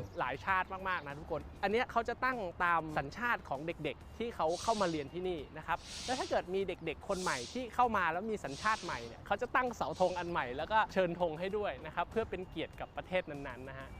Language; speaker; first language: Thai; native; Thai